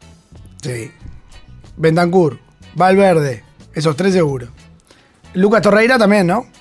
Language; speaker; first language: Spanish; native; Spanish